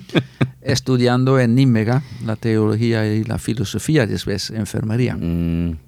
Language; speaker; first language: Spanish; non-native, fluent; Dutch